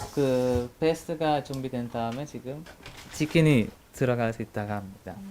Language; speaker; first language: Korean; non-native, learner; Hungarian